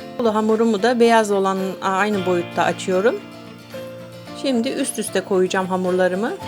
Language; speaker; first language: Turkish; native; Turkish